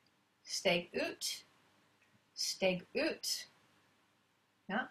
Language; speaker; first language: Swedish; non-native, learner; English